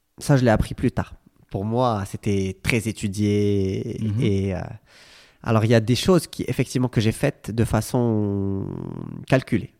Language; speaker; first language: French; non-native, local second language; Arabic